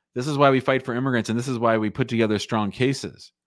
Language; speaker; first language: English; native; English